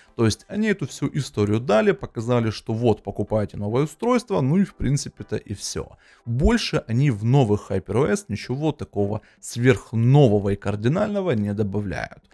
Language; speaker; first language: Russian; native; Russian